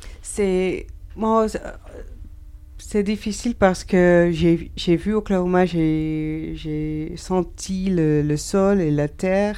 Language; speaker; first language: French; non-native, learner; Dutch